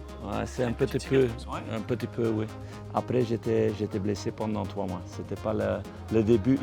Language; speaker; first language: French; non-native, local second language; Dutch